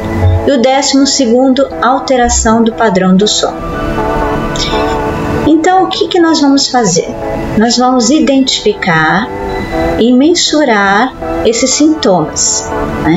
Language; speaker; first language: Portuguese; native; Portuguese